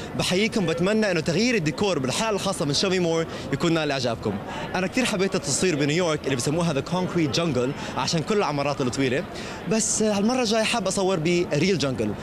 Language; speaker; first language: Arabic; non-native, local second language; Korean